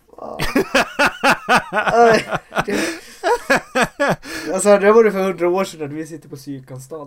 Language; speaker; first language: Swedish; native; Swedish